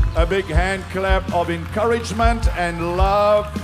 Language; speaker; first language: English; non-native, local second language; Afrikaans